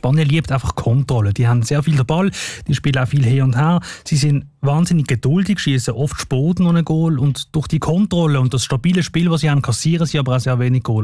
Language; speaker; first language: German; native; German